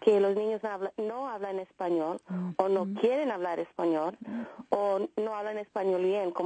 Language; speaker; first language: Spanish; early bilingual, heritage; Spanish